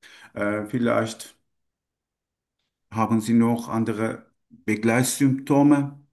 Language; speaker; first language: German; non-native, learner; Turkish